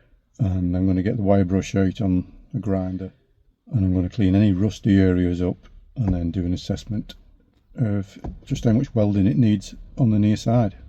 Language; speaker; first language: English; native; English